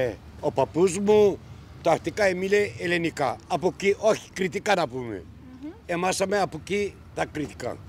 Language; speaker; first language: Greek; early bilingual, heritage; Greek